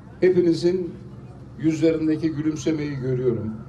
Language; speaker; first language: Turkish; native; Turkish